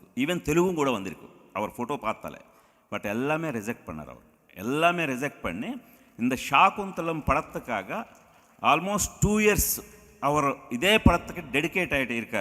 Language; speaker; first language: Tamil; non-native, local second language; Telugu